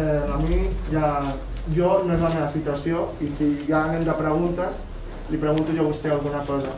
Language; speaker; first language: Catalan; native; Catalan